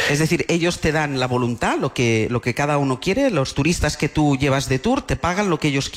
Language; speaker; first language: Spanish; native; Spanish